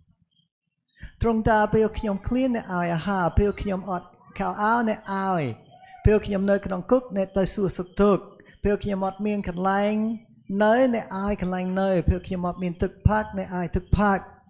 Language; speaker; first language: Khmer; non-native, fluent; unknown